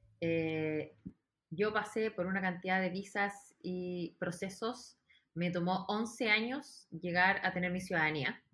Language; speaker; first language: Spanish; native; Spanish